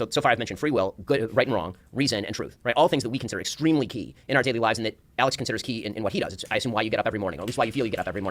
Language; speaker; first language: English; native; English